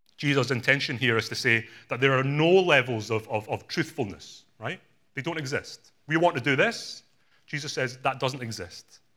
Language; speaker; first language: English; native; English